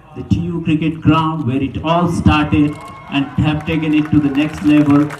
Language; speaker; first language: English; non-native, local second language; Nepali